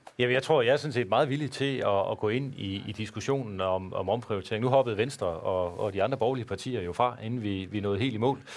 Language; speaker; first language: Danish; native; Danish